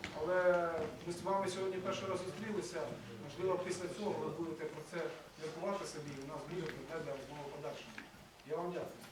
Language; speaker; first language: Ukrainian; native; Ukrainian